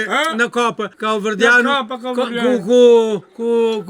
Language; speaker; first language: Portuguese; non-native, local second language; Kabuverdianu